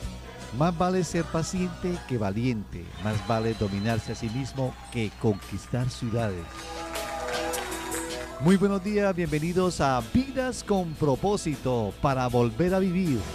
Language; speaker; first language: Spanish; native; Spanish